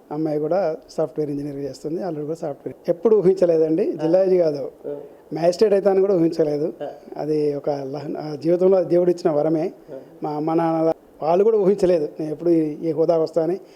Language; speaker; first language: Telugu; native; Telugu